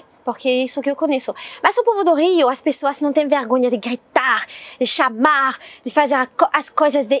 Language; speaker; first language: Portuguese; non-native, learner; French